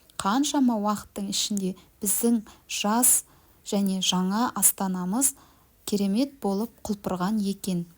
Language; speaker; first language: Kazakh; native; Kazakh